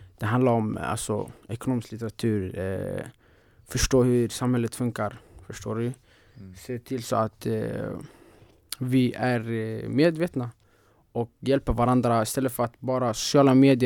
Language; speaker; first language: Swedish; non-native, fluent; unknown